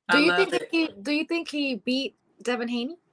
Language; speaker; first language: English; native; English